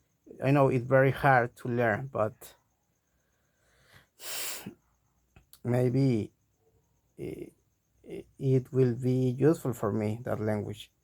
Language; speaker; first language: English; non-native, learner; Spanish